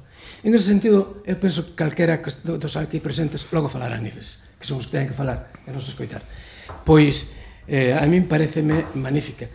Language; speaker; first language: Galician; native; Galician